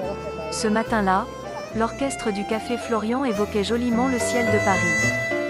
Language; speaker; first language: French; native; French